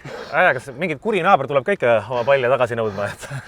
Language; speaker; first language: Estonian; native; Estonian